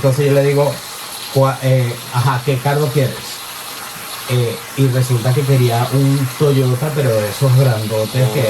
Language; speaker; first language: Spanish; native; Spanish